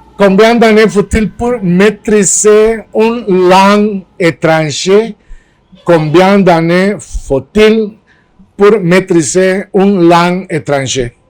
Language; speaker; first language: French; non-native, fluent; Spanish